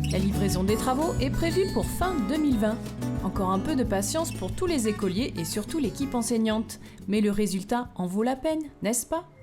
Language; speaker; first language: French; native; French